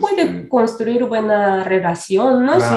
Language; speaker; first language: Spanish; non-native, fluent; Japanese